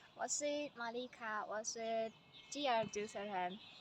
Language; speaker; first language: Chinese; non-native, learner; Kyrgyz